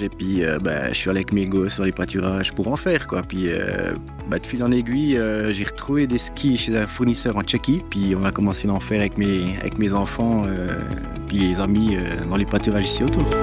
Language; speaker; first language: French; native; French